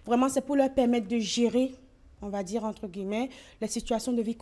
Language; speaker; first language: French; native; French